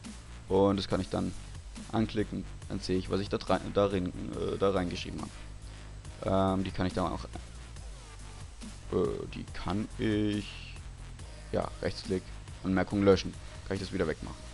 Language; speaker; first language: German; native; German